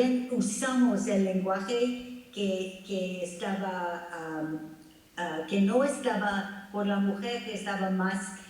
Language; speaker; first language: Spanish; non-native, fluent; English